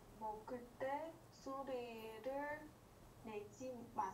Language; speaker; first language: Korean; non-native, learner; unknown